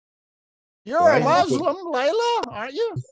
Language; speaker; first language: English; native; English